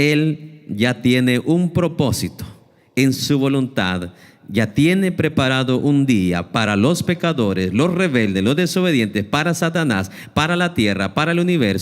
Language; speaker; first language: Spanish; native; Spanish